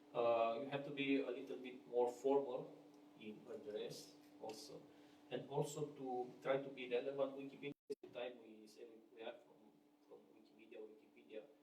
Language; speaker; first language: English; non-native, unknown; Romanian